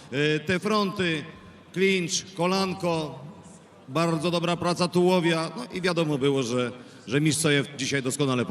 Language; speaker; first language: Polish; native; Polish